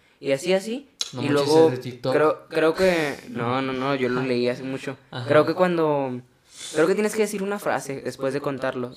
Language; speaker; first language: Spanish; native; Spanish